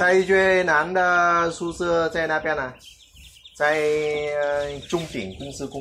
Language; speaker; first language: Chinese; non-native, learner; Vietnamese